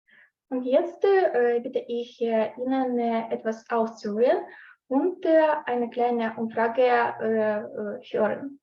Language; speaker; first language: German; non-native, learner; Ukrainian